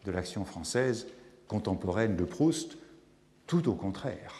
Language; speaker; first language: French; native; French